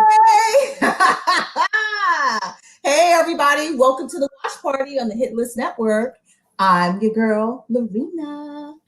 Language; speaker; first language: English; native; English